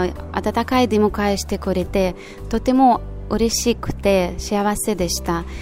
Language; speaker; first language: Japanese; non-native, fluent; Russian